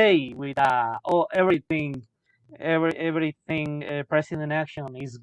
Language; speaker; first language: English; non-native, learner; Spanish